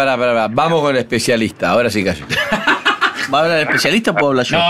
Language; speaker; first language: Spanish; native; Spanish